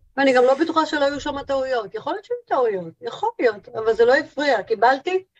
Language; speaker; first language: Hebrew; native; Hebrew